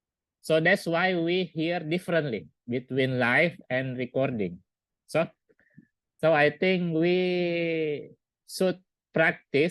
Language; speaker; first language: English; non-native, learner; Indonesian